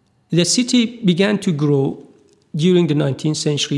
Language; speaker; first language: English; non-native, fluent; Persian